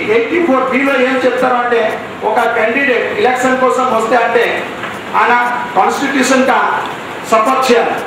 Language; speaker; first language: Telugu; non-native, local second language; Hindi